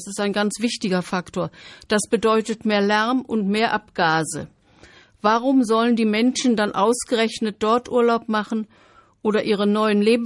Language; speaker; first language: German; native; German